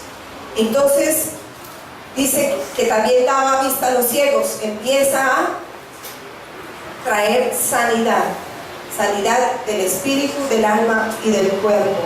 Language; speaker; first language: Spanish; native; Spanish